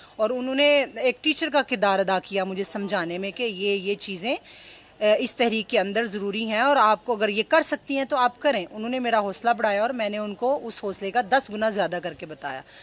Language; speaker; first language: Urdu; native; Urdu